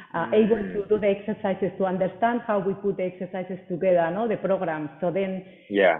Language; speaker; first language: English; non-native, fluent; Spanish